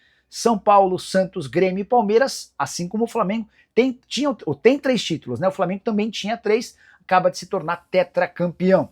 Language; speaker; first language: Portuguese; native; Portuguese